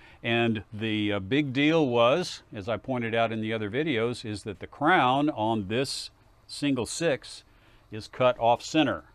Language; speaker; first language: English; native; English